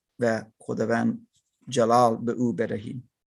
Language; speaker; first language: Persian; non-native, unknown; English